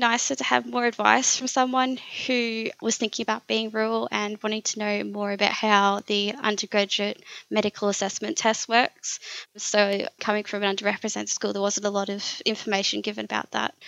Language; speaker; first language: English; native; English